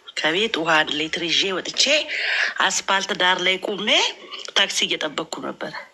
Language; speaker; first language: Amharic; native; Amharic